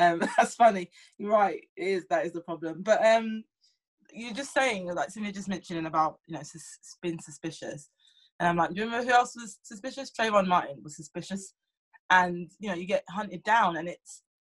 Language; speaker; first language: English; native; English